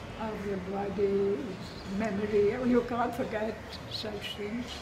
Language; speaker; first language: English; non-native, local second language; Bangla